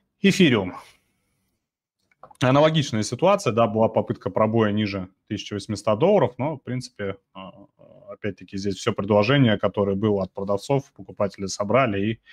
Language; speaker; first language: Russian; native; Russian